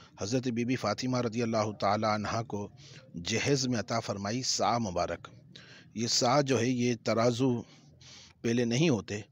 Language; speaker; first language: Urdu; native; Urdu